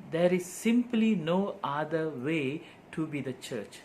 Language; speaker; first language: English; non-native, local second language; Tamil